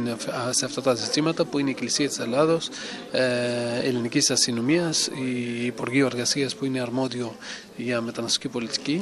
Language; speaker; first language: Greek; non-native, fluent; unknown